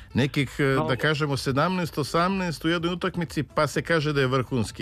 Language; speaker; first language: Serbian; native; Serbian